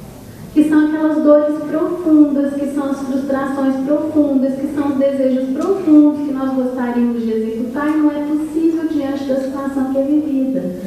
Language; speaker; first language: Portuguese; native; Portuguese